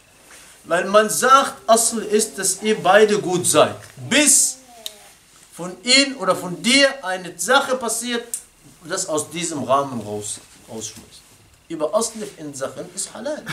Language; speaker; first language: German; non-native, fluent; Arabic